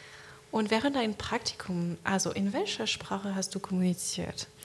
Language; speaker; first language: German; non-native, learner; French